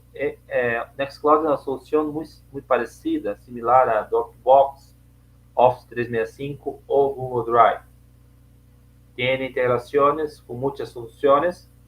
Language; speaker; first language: Spanish; non-native, learner; Portuguese